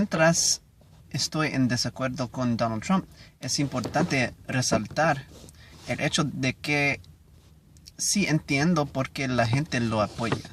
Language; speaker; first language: Spanish; non-native, learner; English